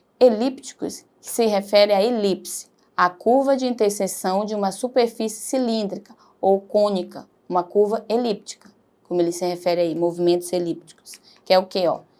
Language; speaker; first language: Portuguese; native; Portuguese